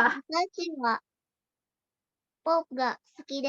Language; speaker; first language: Japanese; non-native, learner; Indonesian